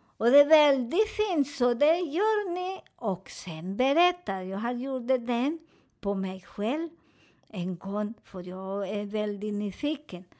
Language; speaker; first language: Swedish; non-native, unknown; Spanish